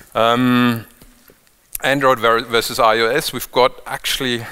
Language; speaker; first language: English; non-native, fluent; German